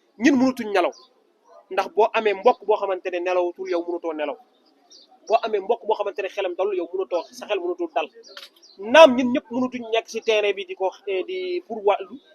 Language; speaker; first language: Wolof; non-native, local second language; Soninke